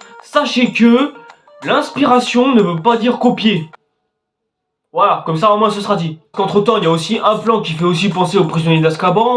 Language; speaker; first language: French; native; French